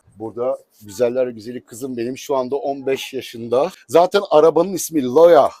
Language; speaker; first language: Turkish; native; Turkish